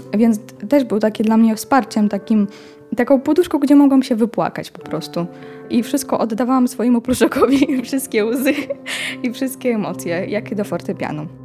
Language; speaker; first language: Polish; early bilingual, other home language; Ukrainian